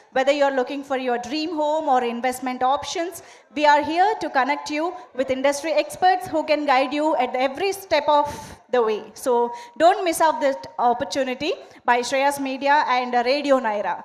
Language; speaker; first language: English; non-native, local second language; Telugu